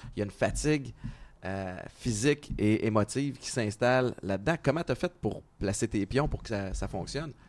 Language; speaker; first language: French; native; French